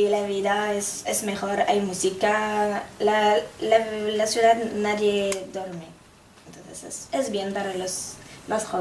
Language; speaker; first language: Spanish; non-native, learner; French